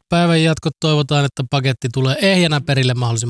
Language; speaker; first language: Finnish; native; Finnish